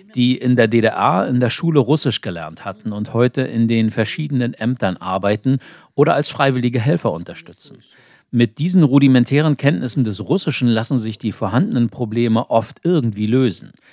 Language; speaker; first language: German; non-native, fluent; Ukrainian